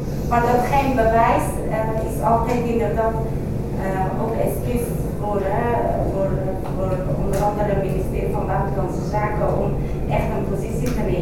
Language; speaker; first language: Dutch; non-native, fluent; Kurdish